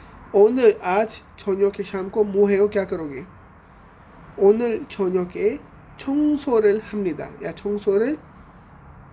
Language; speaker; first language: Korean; non-native, fluent; Urdu